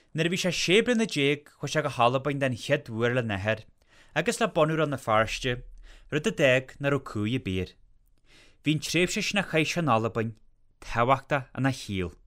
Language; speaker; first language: Irish; native; Irish